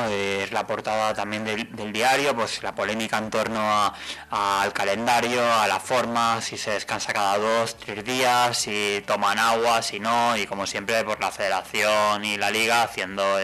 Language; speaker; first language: Spanish; native; Spanish